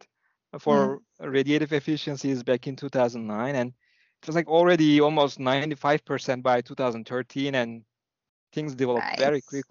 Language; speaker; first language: English; non-native, fluent; Turkish